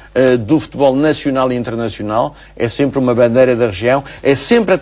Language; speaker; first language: Portuguese; native; Portuguese